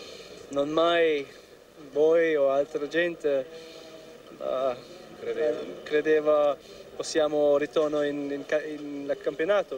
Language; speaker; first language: Italian; non-native, learner; German